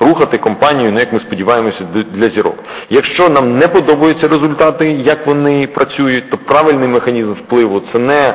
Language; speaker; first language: Ukrainian; native; Ukrainian